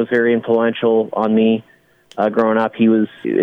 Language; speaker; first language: English; native; English